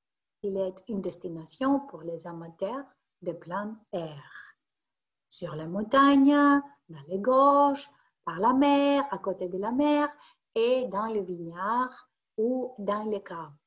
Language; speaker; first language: French; non-native, fluent; Greek